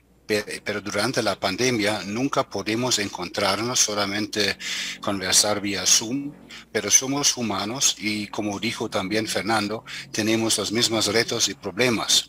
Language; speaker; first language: Spanish; non-native, fluent; German